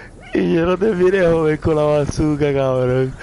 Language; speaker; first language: Spanish; native; Spanish